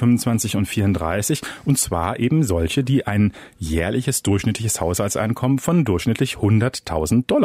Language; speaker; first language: German; native; German